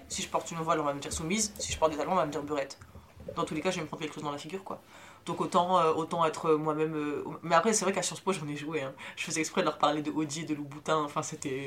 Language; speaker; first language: French; early bilingual, other home language; Arabic